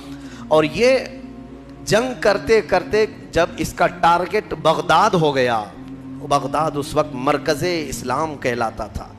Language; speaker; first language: Urdu; native; Urdu